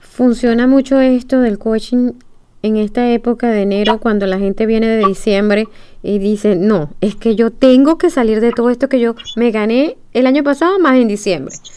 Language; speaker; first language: Spanish; native; Spanish